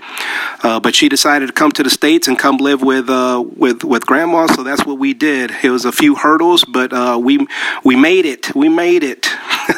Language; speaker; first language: English; early bilingual, other home language; Spanish